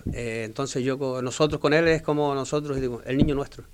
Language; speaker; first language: Spanish; native; Spanish